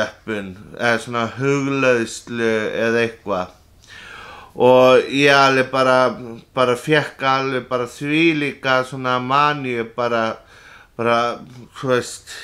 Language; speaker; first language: Icelandic; non-native, fluent; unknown